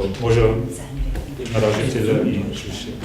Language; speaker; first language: Polish; non-native, fluent; German